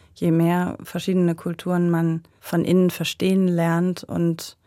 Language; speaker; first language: German; native; German